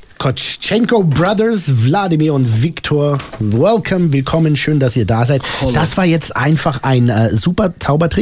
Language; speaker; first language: German; native; German